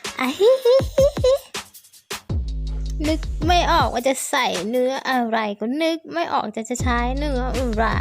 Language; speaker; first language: Thai; native; Thai